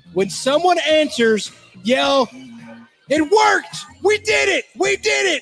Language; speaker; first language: English; native; English